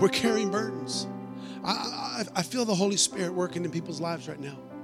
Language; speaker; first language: English; native; English